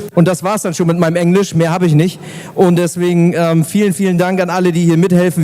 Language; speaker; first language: German; native; German